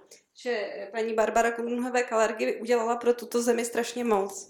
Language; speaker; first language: Czech; native; Czech